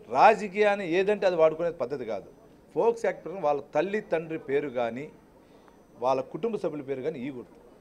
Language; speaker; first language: Telugu; native; Telugu